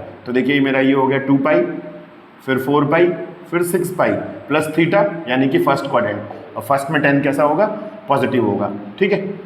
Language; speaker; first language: Hindi; native; Hindi